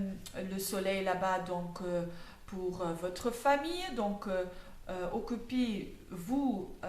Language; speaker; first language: French; non-native, fluent; Dutch